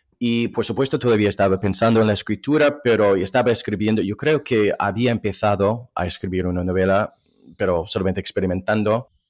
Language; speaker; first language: Spanish; non-native, fluent; English